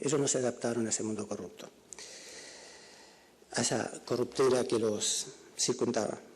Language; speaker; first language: Spanish; native; Spanish